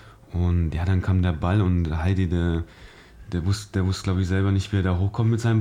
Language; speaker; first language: German; native; German